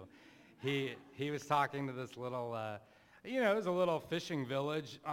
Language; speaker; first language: English; native; English